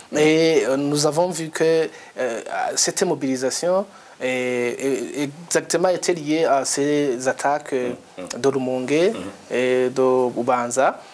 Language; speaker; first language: French; non-native, local second language; Rundi